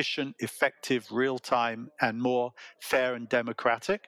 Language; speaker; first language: English; native; English